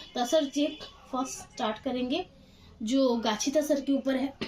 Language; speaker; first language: Hindi; non-native, local second language; Bangla